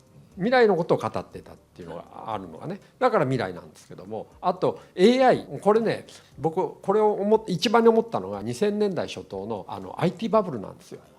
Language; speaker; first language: Japanese; native; Japanese